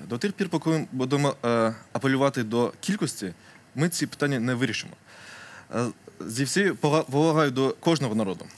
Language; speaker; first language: Ukrainian; non-native, local second language; Crimean Tatar